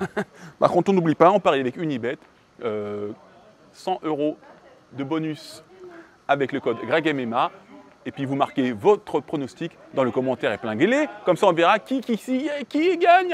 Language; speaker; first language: French; native; French